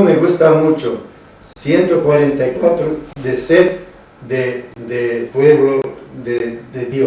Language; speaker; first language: Spanish; non-native, learner; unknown